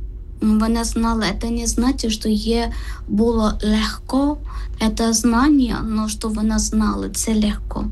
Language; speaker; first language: Ukrainian; non-native, learner; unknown